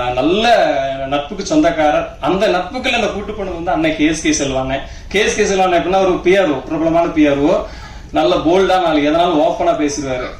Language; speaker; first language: Tamil; native; Tamil